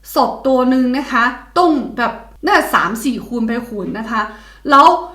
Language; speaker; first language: Thai; non-native, fluent; Chinese